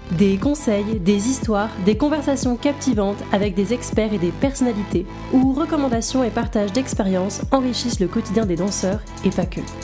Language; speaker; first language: French; native; French